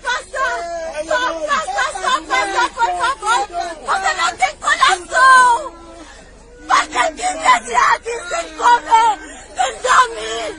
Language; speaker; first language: Portuguese; non-native, learner; Haitian Creole